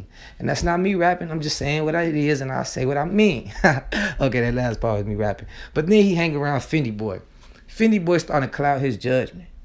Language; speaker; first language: English; native; English